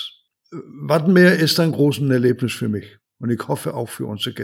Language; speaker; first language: German; non-native, learner; Danish